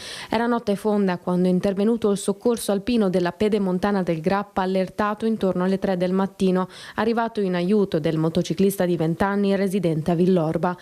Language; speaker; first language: Italian; native; Italian